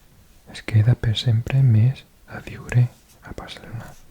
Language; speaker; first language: Catalan; non-native, learner; English